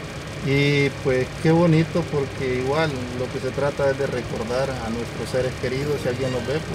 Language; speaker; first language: Spanish; native; Spanish